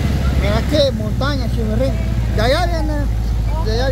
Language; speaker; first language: Spanish; native; Spanish